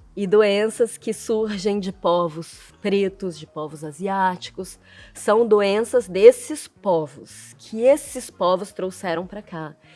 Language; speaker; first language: Portuguese; early bilingual, other home language; Chinese